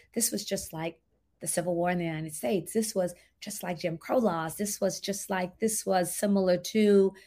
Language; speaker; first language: English; native; English